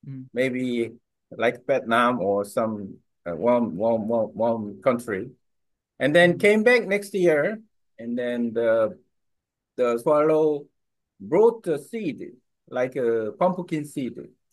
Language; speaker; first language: English; non-native, learner; Korean